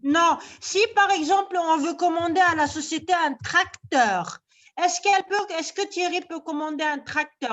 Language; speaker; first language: French; non-native, local second language; Arabic